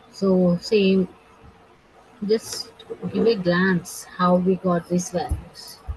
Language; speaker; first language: English; non-native, local second language; Telugu